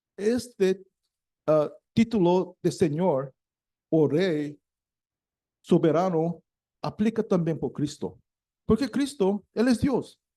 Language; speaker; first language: Spanish; non-native, learner; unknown